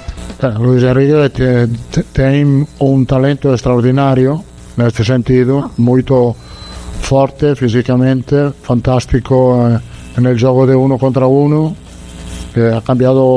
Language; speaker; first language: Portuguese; non-native, learner; Italian